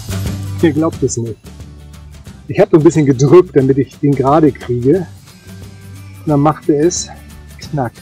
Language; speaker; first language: German; native; German